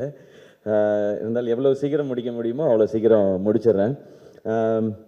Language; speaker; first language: Tamil; native; Tamil